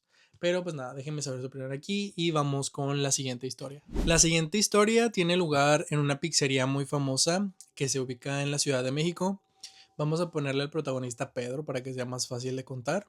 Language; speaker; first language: Spanish; native; Spanish